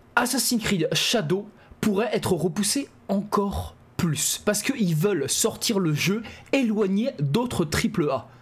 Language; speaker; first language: French; native; French